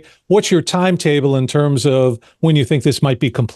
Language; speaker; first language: English; native; English